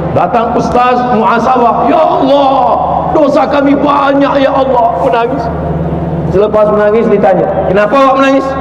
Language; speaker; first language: Malay; native; Malay